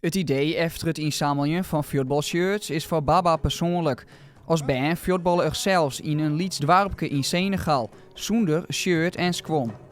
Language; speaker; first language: Dutch; non-native, local second language; Western Frisian